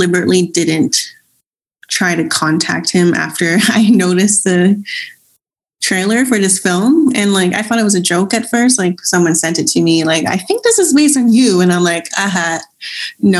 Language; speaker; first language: English; non-native, local second language; Cantonese